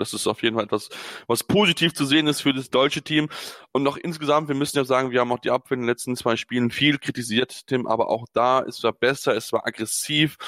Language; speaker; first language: German; native; German